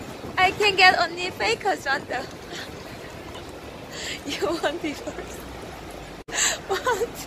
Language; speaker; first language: English; non-native, learner; Korean